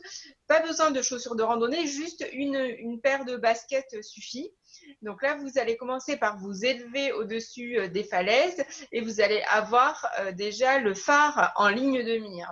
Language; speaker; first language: French; native; French